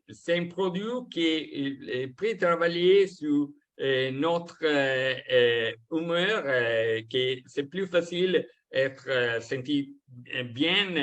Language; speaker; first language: French; non-native, fluent; Italian